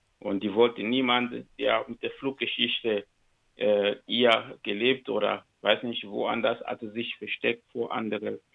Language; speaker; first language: German; non-native, learner; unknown